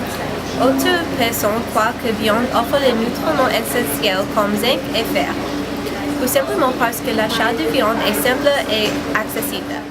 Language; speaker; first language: French; non-native, fluent; English